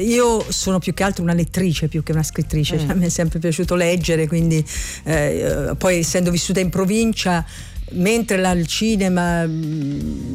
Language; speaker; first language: Italian; native; Italian